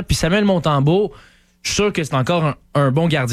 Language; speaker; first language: French; native; French